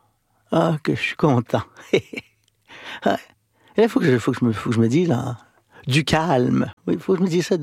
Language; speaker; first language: French; native; French